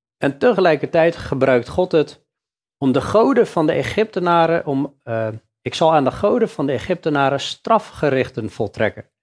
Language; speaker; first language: Dutch; native; Dutch